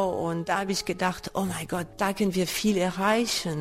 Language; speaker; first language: German; non-native, fluent; French